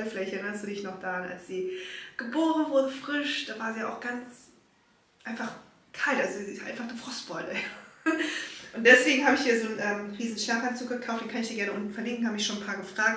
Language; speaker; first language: German; native; German